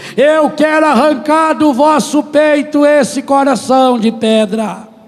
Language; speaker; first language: Portuguese; native; Portuguese